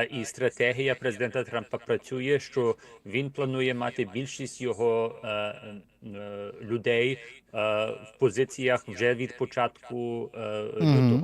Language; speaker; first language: Ukrainian; early bilingual, heritage; Ukrainian